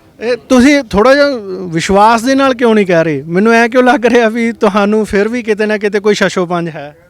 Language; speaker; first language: Punjabi; native; Punjabi